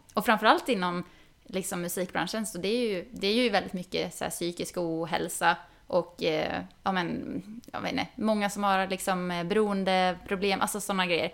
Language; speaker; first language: Swedish; native; Swedish